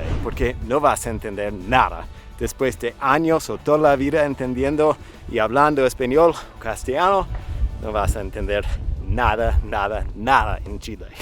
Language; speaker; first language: Spanish; non-native, fluent; English